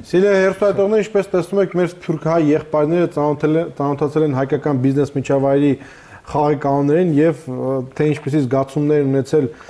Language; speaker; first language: Armenian; native; Armenian